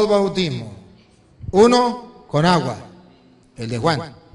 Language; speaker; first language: Spanish; native; Spanish